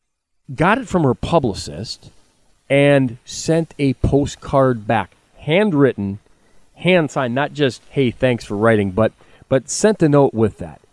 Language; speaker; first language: English; native; English